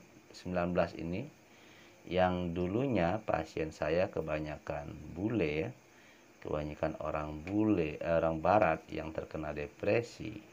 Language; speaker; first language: Indonesian; native; Indonesian